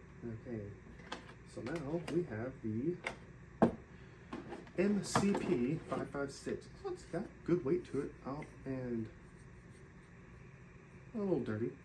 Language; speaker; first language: English; native; English